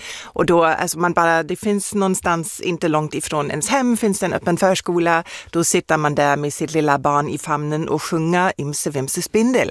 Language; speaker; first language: Swedish; non-native, fluent; German